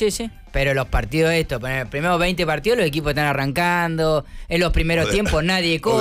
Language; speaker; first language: Spanish; native; Spanish